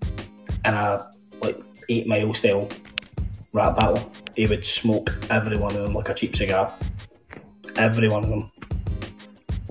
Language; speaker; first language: English; native; English